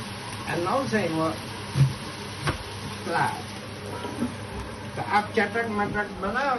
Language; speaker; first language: Dutch; non-native, local second language; Caribbean Hindustani